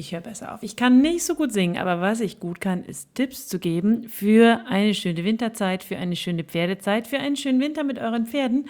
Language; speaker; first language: German; native; German